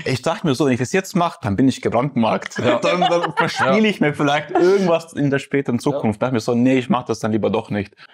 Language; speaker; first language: German; early bilingual, other home language; Croatian